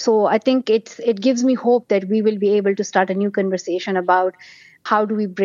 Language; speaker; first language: English; non-native, local second language; Pashto